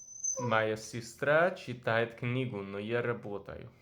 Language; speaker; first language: Russian; non-native, learner; English